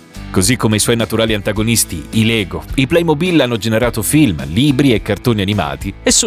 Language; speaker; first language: Italian; native; Italian